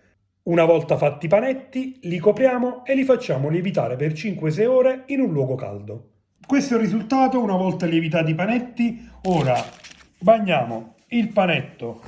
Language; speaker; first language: Italian; native; Italian